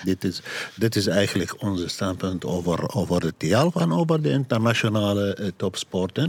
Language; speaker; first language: Dutch; non-native, learner; Arabic